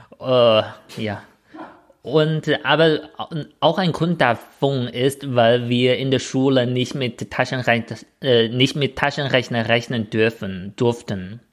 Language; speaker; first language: German; non-native, fluent; Chinese